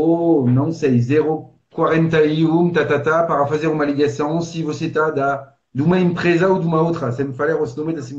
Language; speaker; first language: Portuguese; non-native, fluent; French